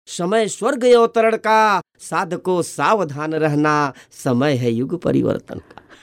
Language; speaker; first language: Hindi; native; Hindi